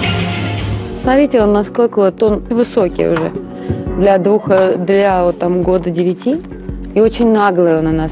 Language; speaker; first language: Russian; native; Russian